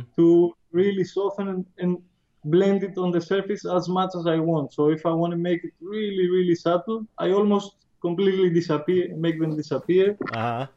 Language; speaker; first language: English; non-native, fluent; Greek